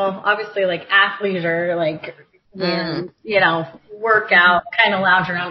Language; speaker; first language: English; native; English